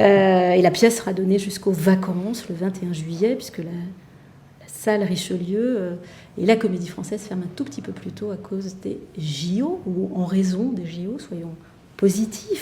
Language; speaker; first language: French; native; French